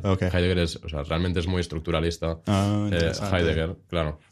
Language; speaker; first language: Spanish; native; Spanish